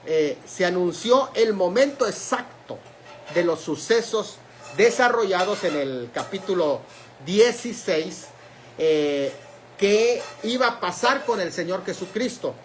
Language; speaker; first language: Spanish; native; Spanish